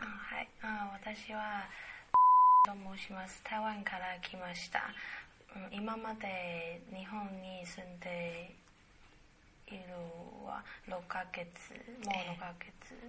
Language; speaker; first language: Japanese; non-native, learner; Chinese